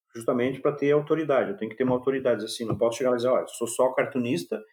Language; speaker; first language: Portuguese; native; Portuguese